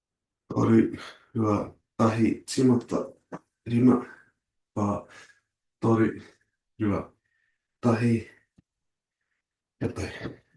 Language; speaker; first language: Māori; non-native, local second language; English